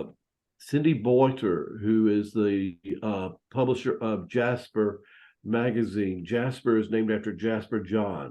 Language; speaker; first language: English; native; English